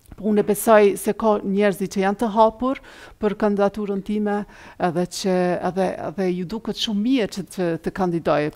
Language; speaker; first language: Albanian; early bilingual, heritage; Albanian